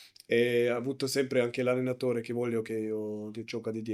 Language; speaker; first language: Italian; non-native, learner; German